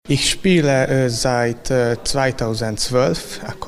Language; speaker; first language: German; non-native, local second language; Hungarian